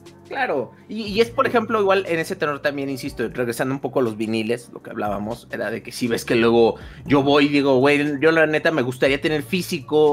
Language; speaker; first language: Spanish; native; Spanish